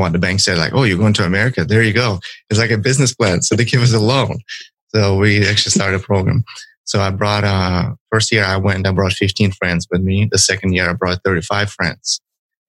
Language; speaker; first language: English; non-native, fluent; Ukrainian